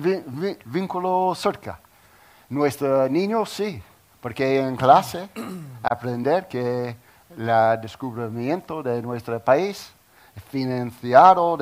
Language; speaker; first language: Spanish; non-native, learner; English